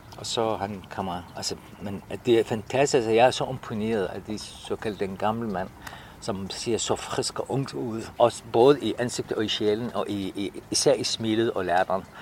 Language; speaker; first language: Danish; non-native, fluent; Arabic